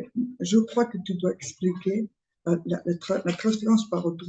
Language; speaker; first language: French; non-native, fluent; Spanish